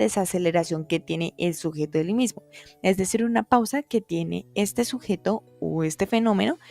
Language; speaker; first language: Spanish; native; Spanish